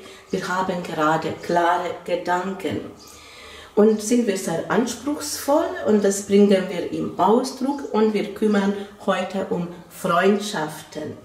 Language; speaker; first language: German; non-native, fluent; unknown